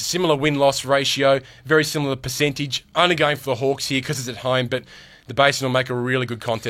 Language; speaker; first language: English; native; English